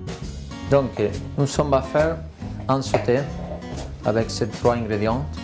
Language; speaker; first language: French; non-native, fluent; Spanish